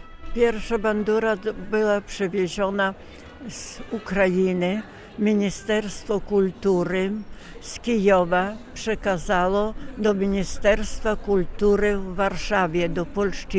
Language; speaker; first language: Polish; non-native, local second language; Ukrainian